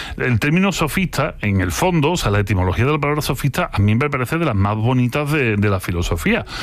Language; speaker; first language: Spanish; native; Spanish